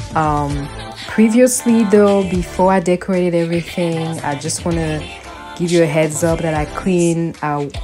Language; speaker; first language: English; non-native, fluent; French